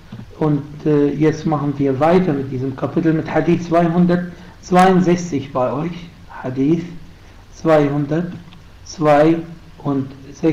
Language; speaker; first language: German; non-native, fluent; Arabic